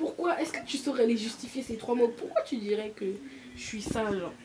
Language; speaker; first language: French; native; French